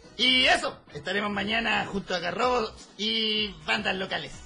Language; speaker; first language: Spanish; native; Spanish